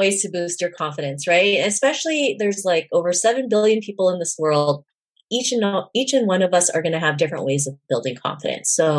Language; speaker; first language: English; native; English